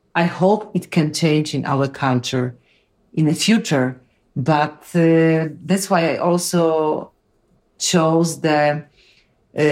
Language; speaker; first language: English; non-native, fluent; Polish